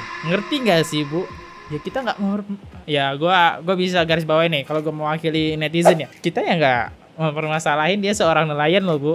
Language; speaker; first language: Indonesian; native; Indonesian